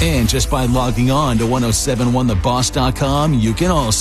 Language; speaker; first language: English; native; English